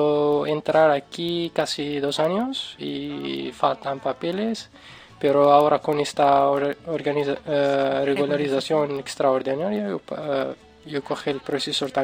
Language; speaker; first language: Spanish; non-native, learner; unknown